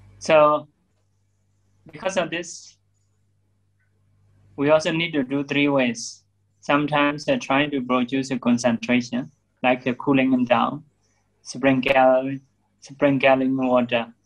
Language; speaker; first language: English; non-native, learner; Burmese